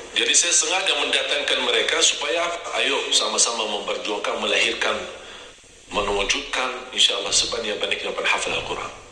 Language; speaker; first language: Indonesian; non-native, fluent; Arabic